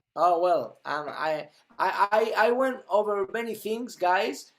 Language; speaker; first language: English; non-native, fluent; Spanish